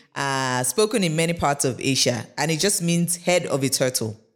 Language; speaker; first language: English; non-native, local second language; Yoruba